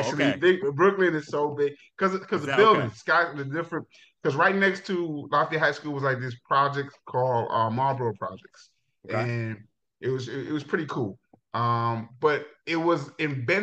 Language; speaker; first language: English; native; English